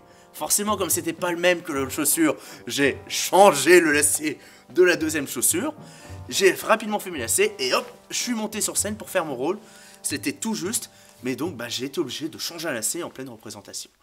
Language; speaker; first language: French; native; French